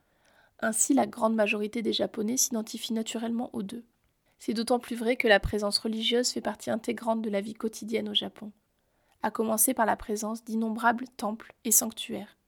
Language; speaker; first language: French; native; French